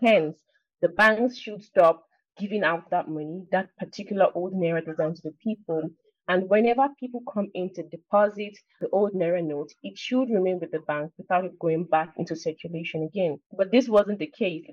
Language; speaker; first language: English; non-native, local second language; Igbo